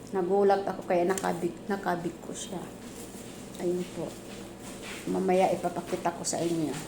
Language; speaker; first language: Filipino; non-native, local second language; Bikol